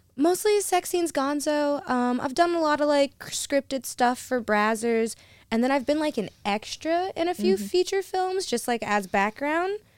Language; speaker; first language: English; native; English